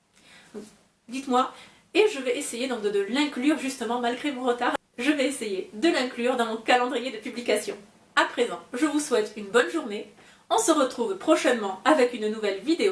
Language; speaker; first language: French; native; French